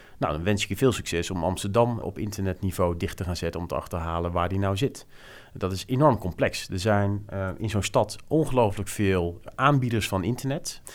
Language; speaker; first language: Dutch; native; Dutch